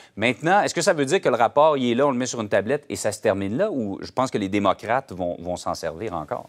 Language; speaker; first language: French; native; French